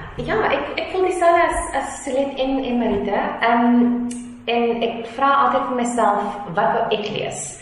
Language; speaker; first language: Afrikaans; non-native, local second language; English